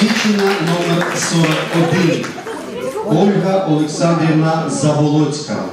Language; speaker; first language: Ukrainian; native; Ukrainian